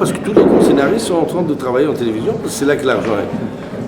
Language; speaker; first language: French; non-native, fluent; Portuguese